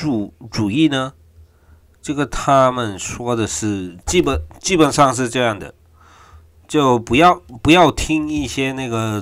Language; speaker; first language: Chinese; non-native, fluent; Korean